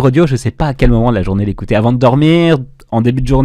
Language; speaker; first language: French; native; French